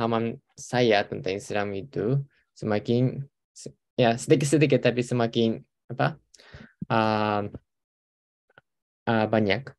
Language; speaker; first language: Indonesian; non-native, fluent; Japanese